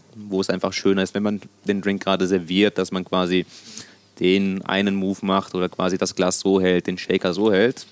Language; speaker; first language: German; non-native, local second language; Sicilian